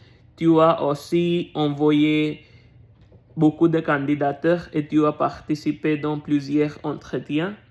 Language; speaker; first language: French; non-native, learner; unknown